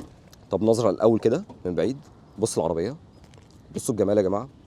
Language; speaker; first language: Arabic; native; Arabic